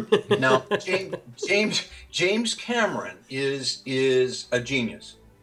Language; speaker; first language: English; native; English